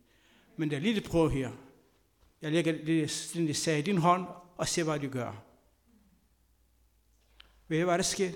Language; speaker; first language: Danish; non-native, fluent; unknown